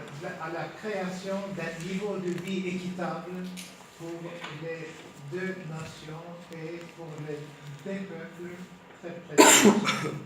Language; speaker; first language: French; non-native, fluent; Turkish